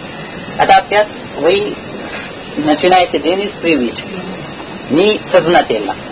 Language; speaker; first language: Russian; non-native, learner; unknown